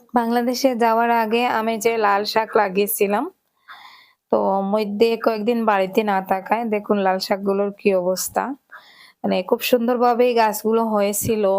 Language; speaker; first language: Bangla; native; Bangla